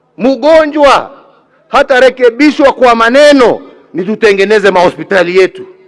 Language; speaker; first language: Swahili; non-native, local second language; Kikuyu